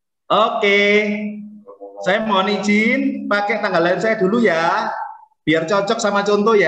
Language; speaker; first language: Indonesian; native; Indonesian